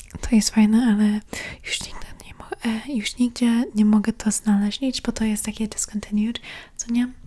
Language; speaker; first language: Polish; early bilingual, heritage; Polish